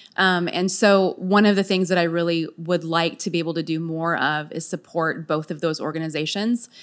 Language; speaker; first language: English; native; English